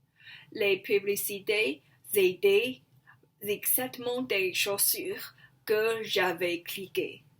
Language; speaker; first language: French; non-native, learner; Chinese